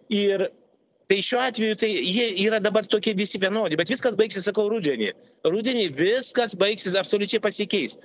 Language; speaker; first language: Lithuanian; non-native, local second language; Russian